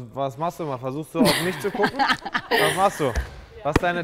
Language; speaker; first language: German; native; German